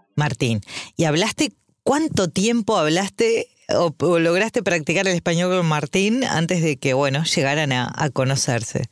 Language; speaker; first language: Spanish; native; Spanish